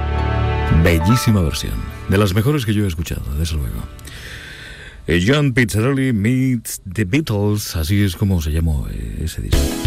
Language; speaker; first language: Spanish; native; Spanish